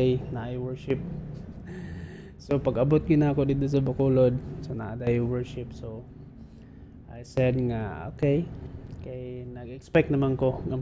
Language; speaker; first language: English; non-native, local second language; Cebuano